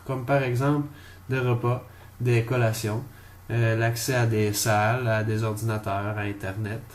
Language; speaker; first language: French; native; French